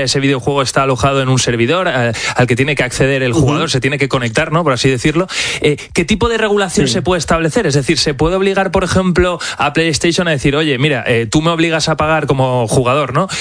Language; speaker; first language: Spanish; native; Spanish